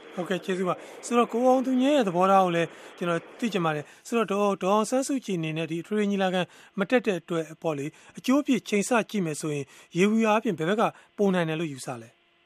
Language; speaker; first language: Burmese; native; Burmese